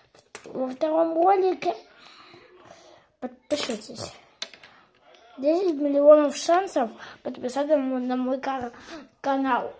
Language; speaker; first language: Russian; early bilingual, heritage; Russian